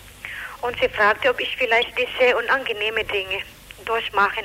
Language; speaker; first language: German; non-native, learner; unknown